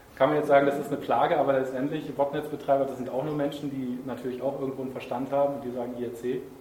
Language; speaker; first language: German; native; German